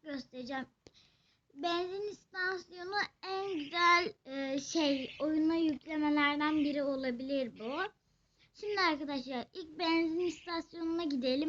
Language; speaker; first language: Turkish; native; Turkish